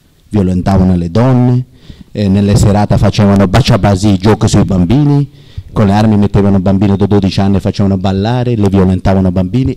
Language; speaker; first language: Italian; non-native, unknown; Persian